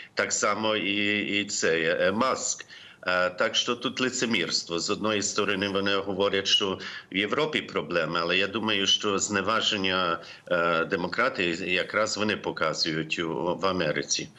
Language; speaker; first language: Ukrainian; early bilingual, heritage; Ukrainian